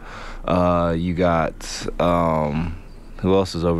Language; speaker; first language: English; native; English